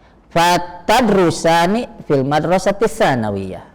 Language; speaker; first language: Arabic; non-native, fluent; Indonesian